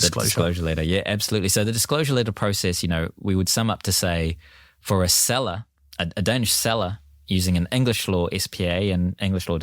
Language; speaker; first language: English; native; English